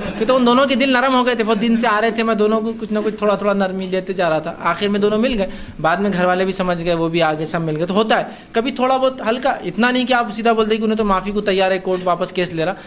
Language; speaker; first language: Urdu; native; Urdu